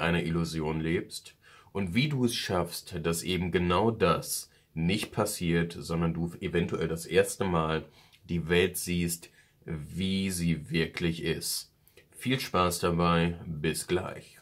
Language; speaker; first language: German; native; German